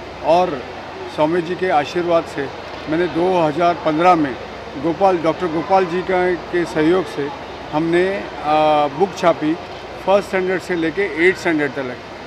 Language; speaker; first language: Hindi; native; Hindi